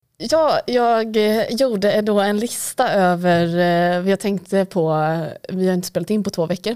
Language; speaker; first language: Swedish; native; Swedish